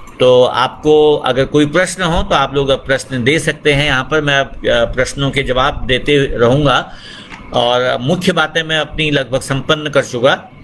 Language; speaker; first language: Hindi; native; Hindi